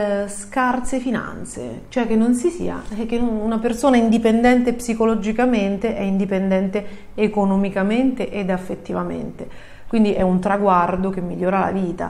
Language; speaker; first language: Italian; native; Italian